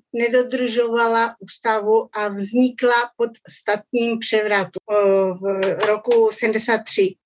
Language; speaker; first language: Czech; early bilingual, other home language; Spanish